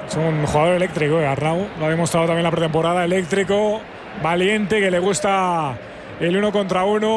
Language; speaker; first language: Spanish; native; Spanish